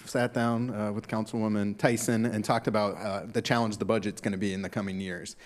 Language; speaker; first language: English; native; English